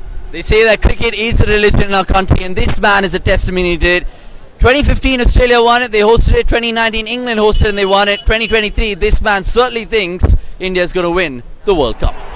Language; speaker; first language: English; non-native, local second language; Hindi